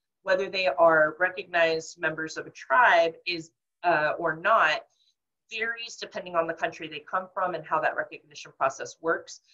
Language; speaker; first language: English; native; English